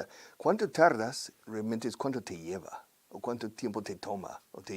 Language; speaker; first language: Spanish; non-native, fluent; English